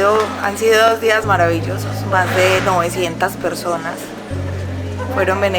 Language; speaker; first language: Spanish; native; Spanish